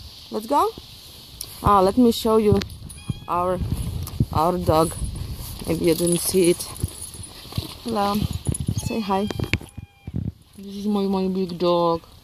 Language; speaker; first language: English; non-native, fluent; Ukrainian